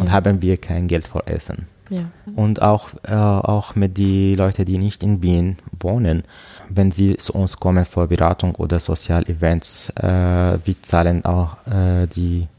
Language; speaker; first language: German; non-native, learner; Arabic